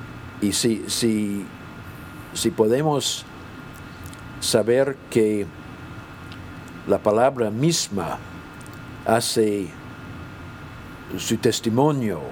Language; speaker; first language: Spanish; non-native, fluent; English